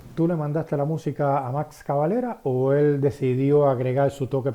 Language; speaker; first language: Spanish; native; Spanish